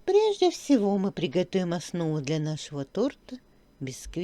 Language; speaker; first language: Russian; native; Russian